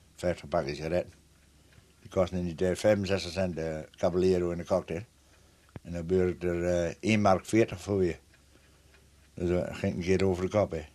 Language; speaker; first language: Dutch; native; Dutch